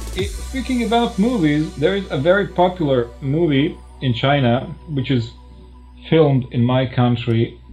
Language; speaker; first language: English; non-native, fluent; Croatian